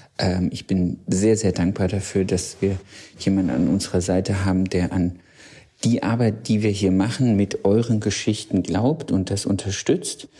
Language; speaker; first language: German; native; German